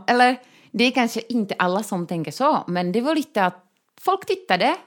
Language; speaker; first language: Swedish; non-native, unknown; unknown